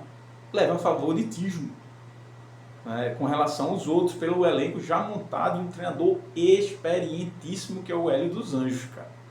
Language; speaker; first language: Portuguese; native; Portuguese